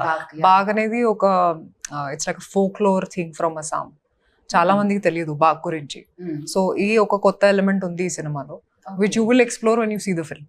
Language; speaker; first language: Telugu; non-native, fluent; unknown